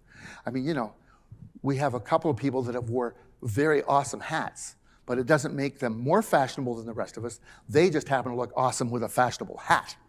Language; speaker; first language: English; native; English